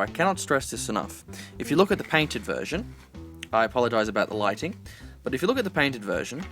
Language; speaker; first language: English; native; English